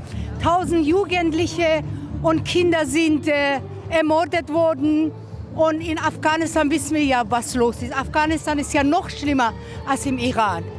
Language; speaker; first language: German; non-native, fluent; Persian